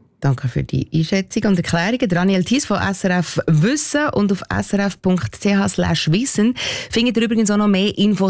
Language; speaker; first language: German; native; German